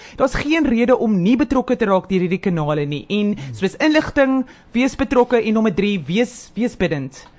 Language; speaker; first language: Afrikaans; native; Afrikaans